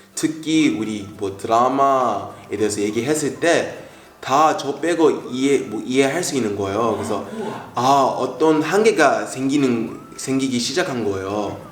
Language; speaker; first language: Korean; non-native, fluent; English